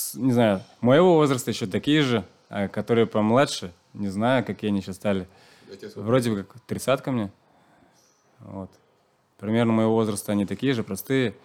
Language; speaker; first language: Russian; non-native, local second language; Chuvash